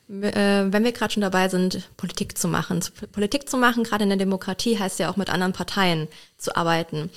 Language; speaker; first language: German; native; German